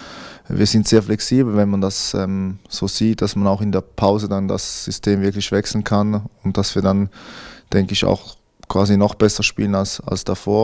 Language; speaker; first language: German; native; German